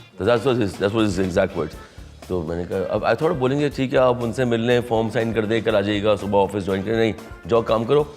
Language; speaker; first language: Urdu; native; Urdu